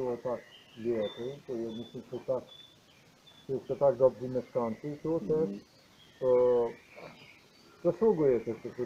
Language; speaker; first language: Polish; non-native, learner; Croatian